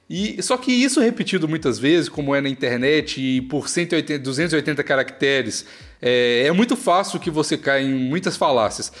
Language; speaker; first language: Portuguese; native; Portuguese